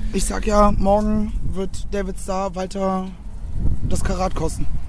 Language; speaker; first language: German; native; German